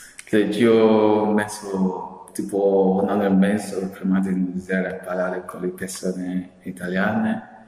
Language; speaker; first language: Italian; non-native, fluent; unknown